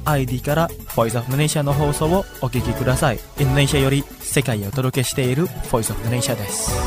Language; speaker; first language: Japanese; non-native, fluent; Indonesian